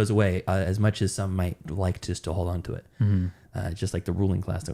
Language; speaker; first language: English; native; English